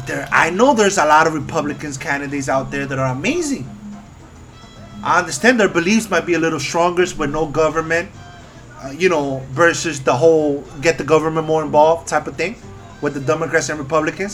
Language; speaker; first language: English; early bilingual, other home language; Spanish